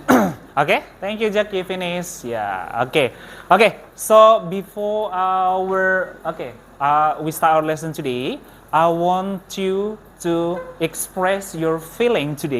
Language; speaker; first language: English; non-native, fluent; Indonesian